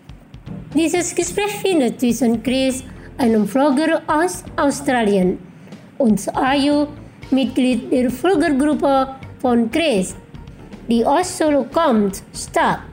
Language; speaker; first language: German; non-native, fluent; Indonesian